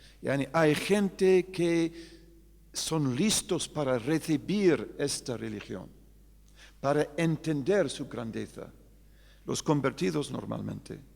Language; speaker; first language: Spanish; non-native, fluent; English